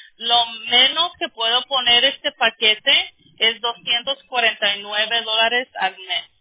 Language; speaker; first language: Spanish; early bilingual, heritage; Spanish